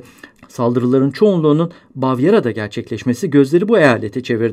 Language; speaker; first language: Turkish; native; Turkish